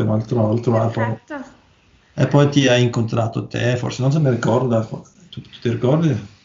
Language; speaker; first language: Italian; non-native, learner; Norwegian